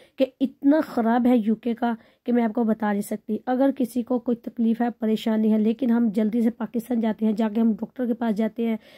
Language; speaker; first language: Urdu; non-native, local second language; Punjabi